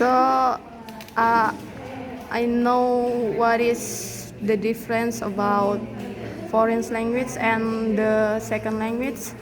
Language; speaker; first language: English; non-native, learner; Indonesian